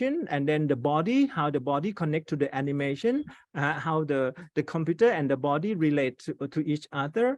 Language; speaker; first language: English; non-native, fluent; Thai